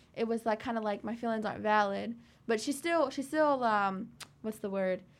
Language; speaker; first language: English; native; English